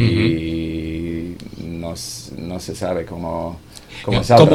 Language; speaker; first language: Spanish; non-native, fluent; English